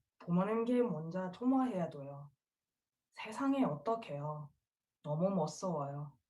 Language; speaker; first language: Korean; non-native, learner; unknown